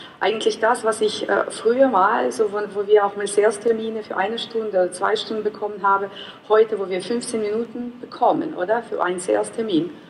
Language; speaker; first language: German; non-native, fluent; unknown